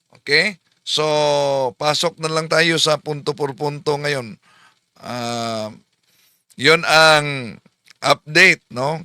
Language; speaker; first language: Filipino; native; Filipino